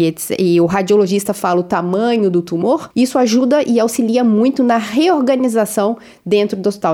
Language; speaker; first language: Portuguese; native; Portuguese